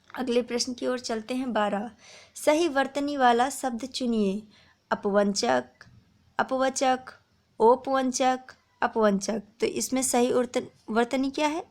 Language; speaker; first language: Hindi; native; Hindi